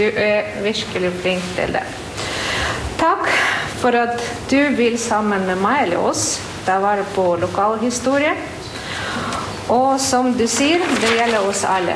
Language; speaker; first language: Norwegian; non-native, fluent; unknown